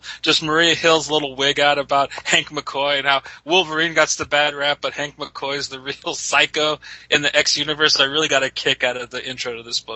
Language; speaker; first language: English; native; English